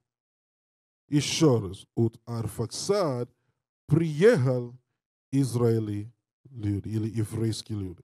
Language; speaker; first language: Russian; non-native, learner; English